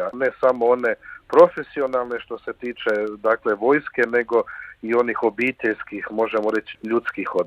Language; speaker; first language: Croatian; native; Croatian